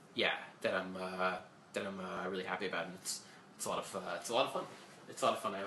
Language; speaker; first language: English; native; English